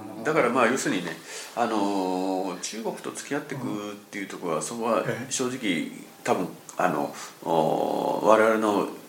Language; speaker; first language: Japanese; native; Japanese